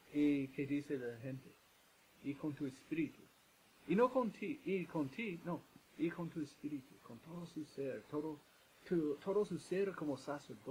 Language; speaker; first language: Spanish; non-native, fluent; English